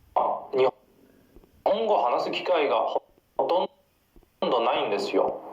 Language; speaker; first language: Japanese; non-native, fluent; Chinese